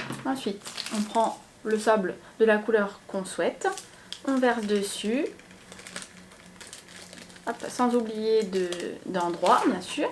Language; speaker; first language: French; native; French